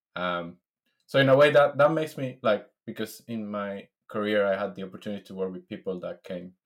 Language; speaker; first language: English; non-native, fluent; Spanish